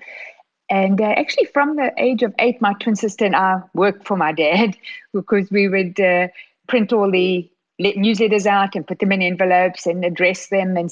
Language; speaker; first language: English; native; English